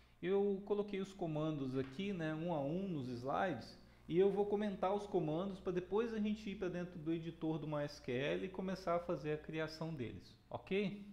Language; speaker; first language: Portuguese; native; Portuguese